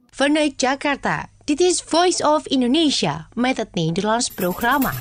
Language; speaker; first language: Dutch; non-native, local second language; Indonesian